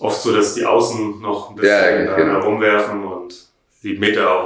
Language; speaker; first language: German; native; German